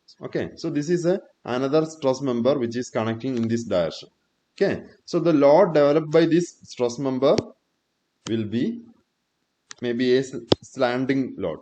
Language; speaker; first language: English; non-native, local second language; Malayalam